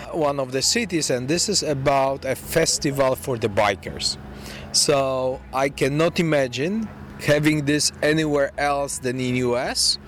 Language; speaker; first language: English; non-native, fluent; Polish